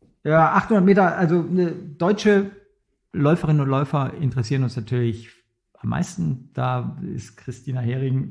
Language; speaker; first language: German; native; German